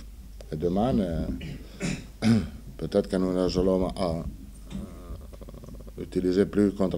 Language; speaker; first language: French; non-native, fluent; Italian